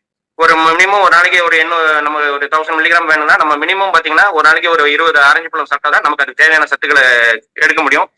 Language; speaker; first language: Tamil; native; Tamil